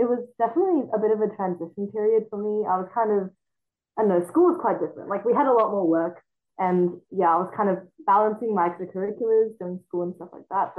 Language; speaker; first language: English; non-native, fluent; Chinese